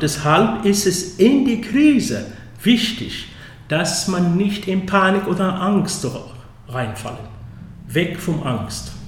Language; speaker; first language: German; non-native, fluent; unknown